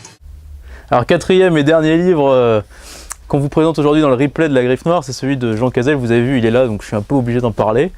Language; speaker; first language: French; native; French